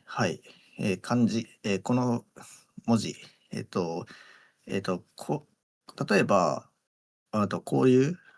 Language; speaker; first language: Japanese; native; Japanese